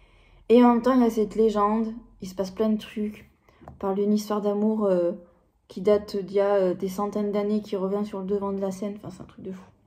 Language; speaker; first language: French; native; French